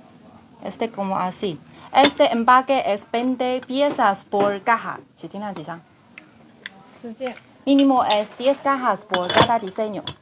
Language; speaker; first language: Spanish; non-native, learner; Chinese